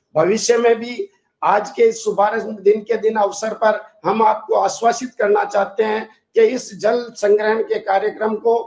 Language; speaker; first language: Hindi; native; Hindi